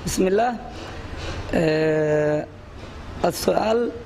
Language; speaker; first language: Arabic; non-native, learner; Somali